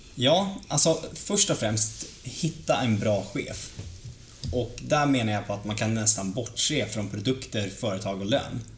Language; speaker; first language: Swedish; native; Swedish